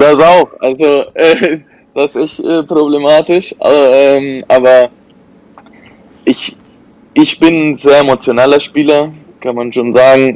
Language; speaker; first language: German; non-native, fluent; Spanish